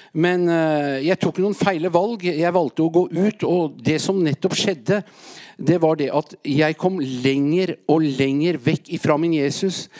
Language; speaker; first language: Norwegian; native; Norwegian